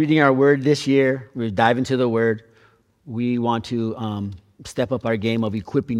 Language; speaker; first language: English; native; English